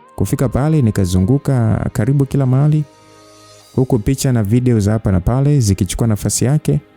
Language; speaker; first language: Swahili; native; Swahili